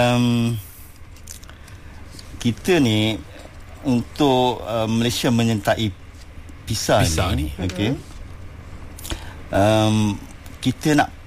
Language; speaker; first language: Malay; native; Malay